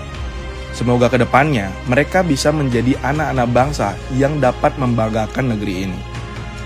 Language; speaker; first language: Indonesian; native; Indonesian